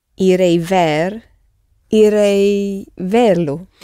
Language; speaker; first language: Portuguese; non-native, learner; English